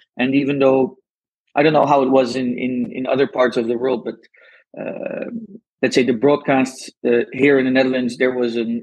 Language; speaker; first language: English; non-native, fluent; Dutch